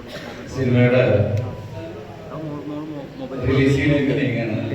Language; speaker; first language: Malayalam; native; Malayalam